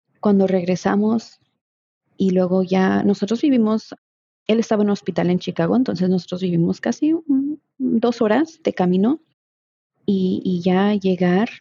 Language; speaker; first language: Spanish; early bilingual, heritage; Spanish